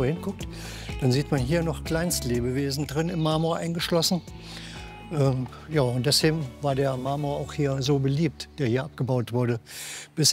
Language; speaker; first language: German; native; German